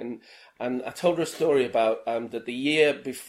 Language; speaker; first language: English; native; English